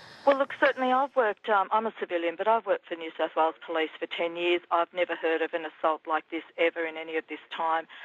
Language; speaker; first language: English; native; English